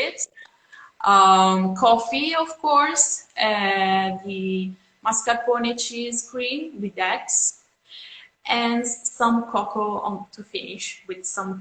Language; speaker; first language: English; non-native, fluent; Italian